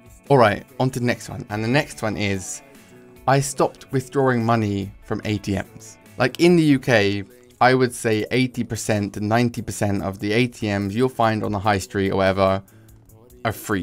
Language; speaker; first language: English; native; English